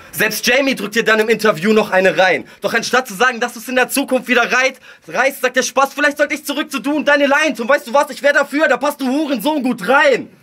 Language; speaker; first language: German; early bilingual, other home language; Russian